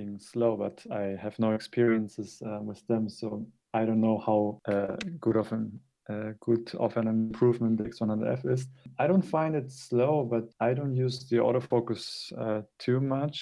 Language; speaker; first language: English; non-native, fluent; German